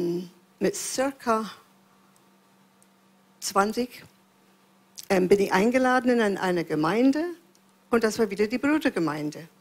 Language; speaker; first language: German; non-native, fluent; English